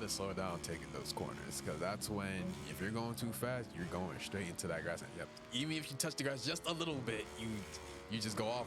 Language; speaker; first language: English; native; English